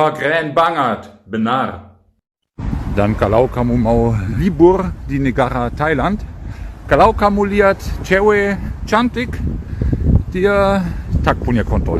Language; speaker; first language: Indonesian; non-native, fluent; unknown